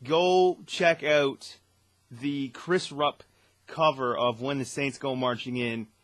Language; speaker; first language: English; native; English